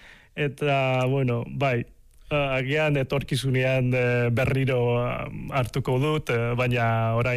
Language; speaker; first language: Basque; non-native, fluent; Cantonese